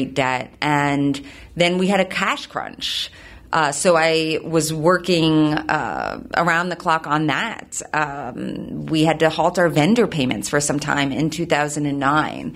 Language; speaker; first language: English; native; English